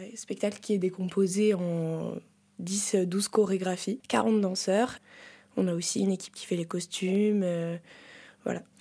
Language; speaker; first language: French; native; French